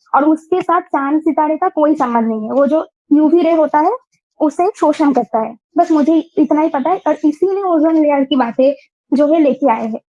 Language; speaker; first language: Hindi; non-native, local second language; Bangla